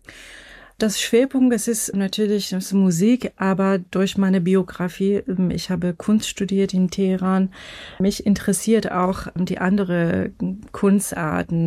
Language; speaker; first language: German; non-native, fluent; Persian